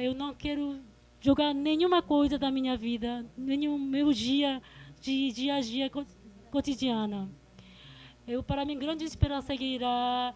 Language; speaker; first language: Portuguese; non-native, fluent; Korean